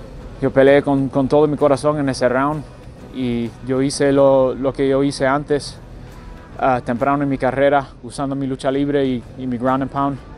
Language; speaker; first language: Spanish; early bilingual, heritage; Spanish